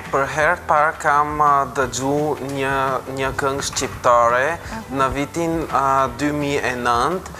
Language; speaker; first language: Albanian; non-native, fluent; Bulgarian